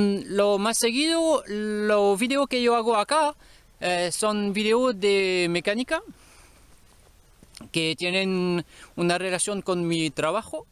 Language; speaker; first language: Spanish; non-native, learner; French